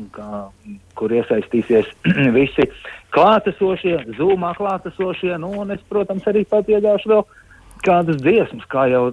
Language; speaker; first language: Latvian; native; Latvian